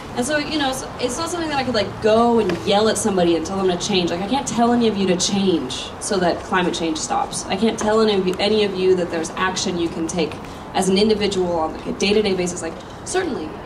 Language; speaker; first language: English; native; English